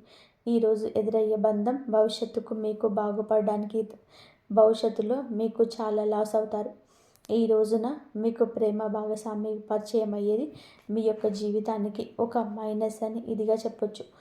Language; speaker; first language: Telugu; native; Telugu